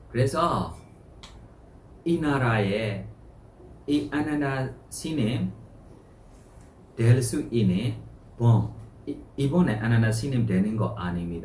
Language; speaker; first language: Korean; non-native, fluent; Burmese